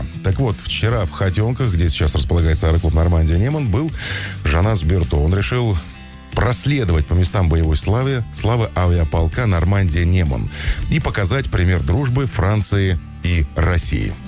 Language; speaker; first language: Russian; native; Russian